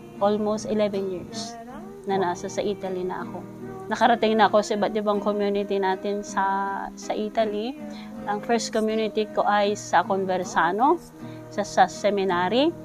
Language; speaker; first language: Filipino; native; Filipino